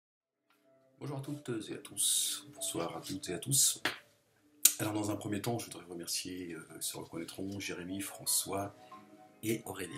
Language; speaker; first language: French; native; French